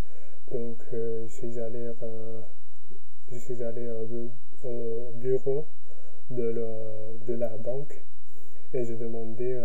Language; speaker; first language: French; non-native, learner; Japanese